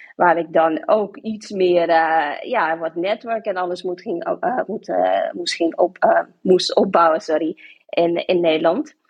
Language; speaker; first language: Dutch; non-native, local second language; English